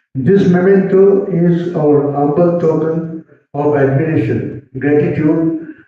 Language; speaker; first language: English; non-native, local second language; Marathi